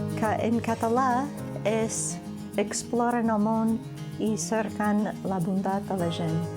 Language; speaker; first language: Catalan; non-native, fluent; English